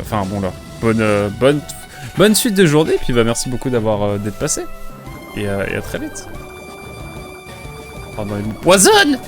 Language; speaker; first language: French; native; French